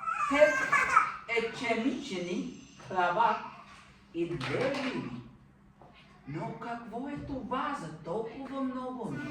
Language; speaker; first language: Bulgarian; non-native, fluent; English